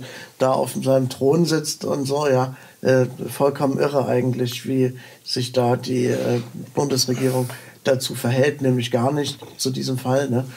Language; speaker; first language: German; native; German